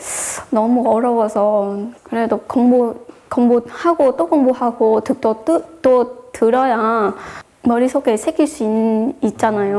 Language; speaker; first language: Korean; non-native, fluent; Vietnamese